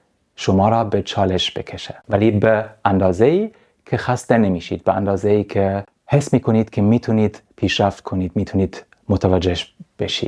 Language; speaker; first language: Persian; non-native, fluent; German